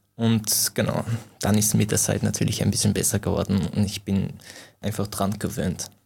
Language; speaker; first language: German; non-native, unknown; Persian